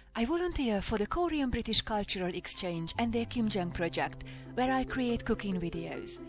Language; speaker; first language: English; non-native, fluent; Hungarian